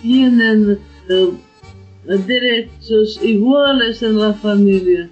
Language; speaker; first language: Spanish; non-native, learner; Ukrainian